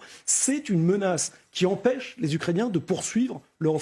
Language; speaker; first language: French; native; French